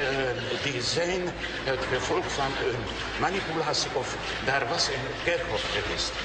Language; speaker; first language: Dutch; non-native, fluent; Hungarian